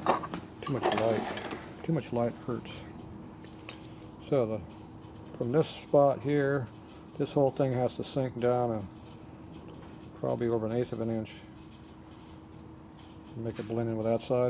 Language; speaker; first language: English; native; English